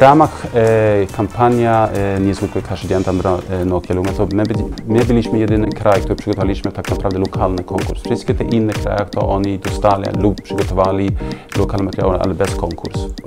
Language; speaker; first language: Polish; non-native, learner; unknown